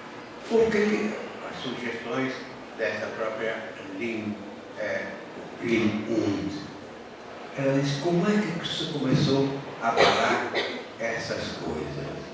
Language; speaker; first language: Portuguese; native; Portuguese